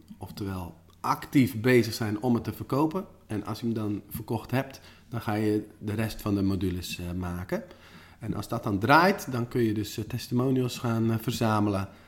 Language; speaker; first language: Dutch; native; Dutch